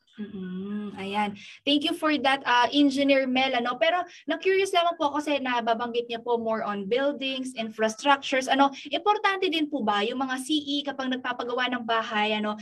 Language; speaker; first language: Filipino; non-native, local second language; Pampanga